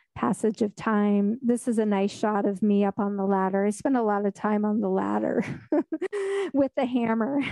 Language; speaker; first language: English; native; English